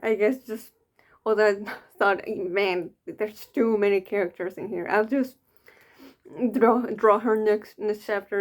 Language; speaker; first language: English; native; English